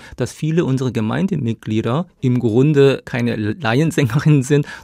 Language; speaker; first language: German; early bilingual, other home language; Korean